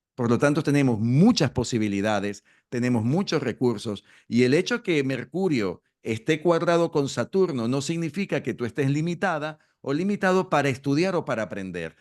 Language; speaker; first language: Spanish; native; Spanish